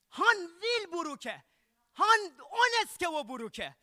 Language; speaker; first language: Norwegian; non-native, learner; Persian